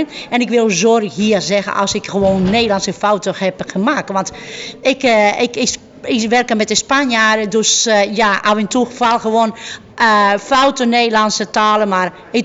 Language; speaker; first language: Dutch; non-native, fluent; Spanish